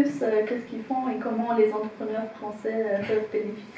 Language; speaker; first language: French; non-native, fluent; German